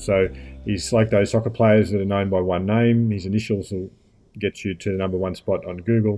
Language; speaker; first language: English; native; English